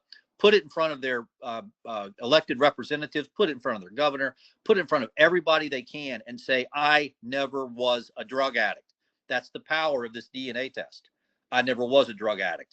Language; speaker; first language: English; native; English